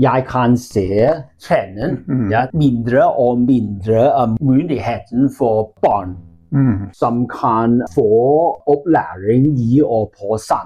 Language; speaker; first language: Norwegian; non-native, learner; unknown